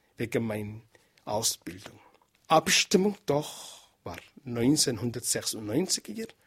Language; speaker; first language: German; non-native, learner; Arabic